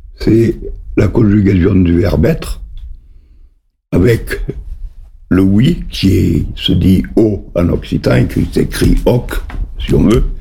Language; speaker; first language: French; native; French